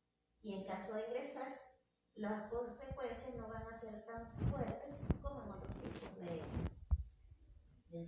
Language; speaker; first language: Spanish; native; Spanish